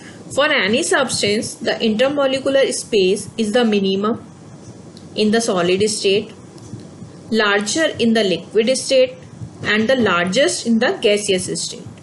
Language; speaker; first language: English; non-native, local second language; Hindi